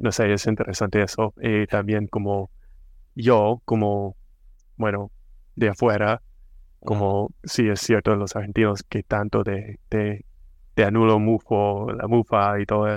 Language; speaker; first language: Spanish; non-native, fluent; English